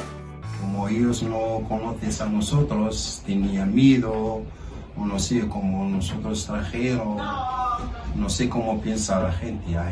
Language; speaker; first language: Spanish; non-native, learner; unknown